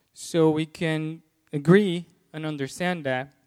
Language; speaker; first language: English; non-native, fluent; Portuguese